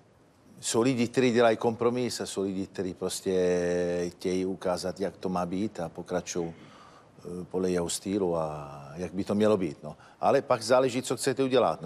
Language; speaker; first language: Czech; non-native, fluent; Italian